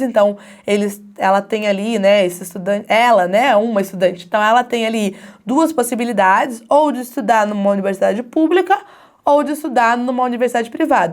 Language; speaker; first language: Portuguese; native; Portuguese